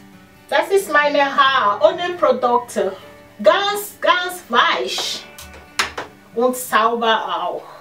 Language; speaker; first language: German; non-native, learner; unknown